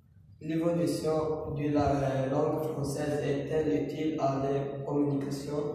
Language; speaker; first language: French; non-native, local second language; Arabic